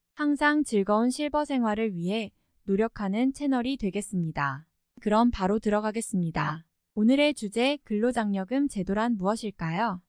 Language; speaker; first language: Korean; native; Korean